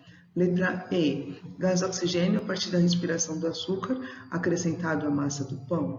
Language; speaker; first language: Portuguese; native; Portuguese